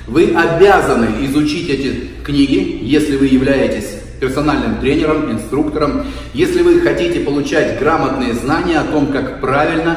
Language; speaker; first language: Russian; native; Russian